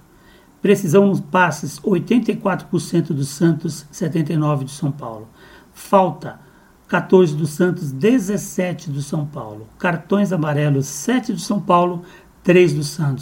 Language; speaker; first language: Portuguese; native; Portuguese